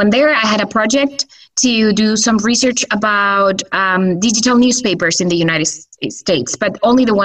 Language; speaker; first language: English; non-native, fluent; Spanish